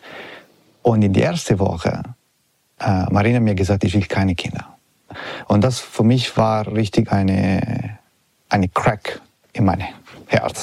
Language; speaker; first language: German; non-native, learner; Italian